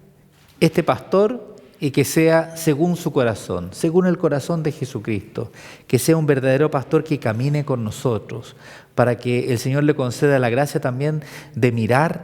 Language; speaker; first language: Spanish; native; Spanish